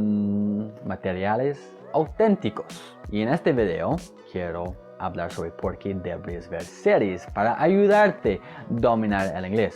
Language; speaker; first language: Spanish; non-native, fluent; English